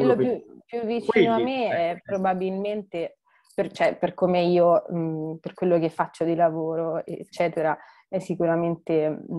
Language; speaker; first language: Italian; native; Italian